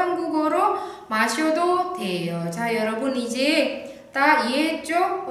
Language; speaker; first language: Korean; non-native, fluent; Indonesian